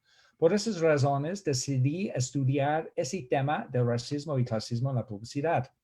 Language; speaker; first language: Spanish; non-native, fluent; English